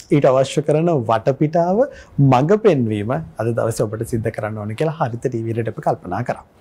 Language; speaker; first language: Sinhala; native; Sinhala